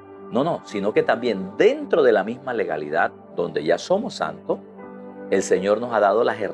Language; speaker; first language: Spanish; native; Spanish